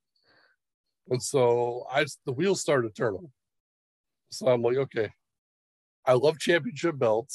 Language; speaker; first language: English; native; English